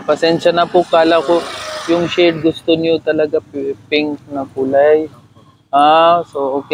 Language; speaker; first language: Filipino; non-native, learner; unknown